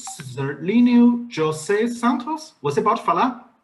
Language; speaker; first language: Portuguese; non-native, learner; Chinese